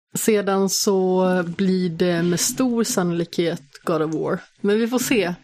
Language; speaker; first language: Swedish; native; Swedish